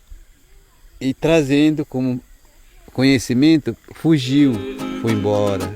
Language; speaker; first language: Portuguese; non-native, local second language; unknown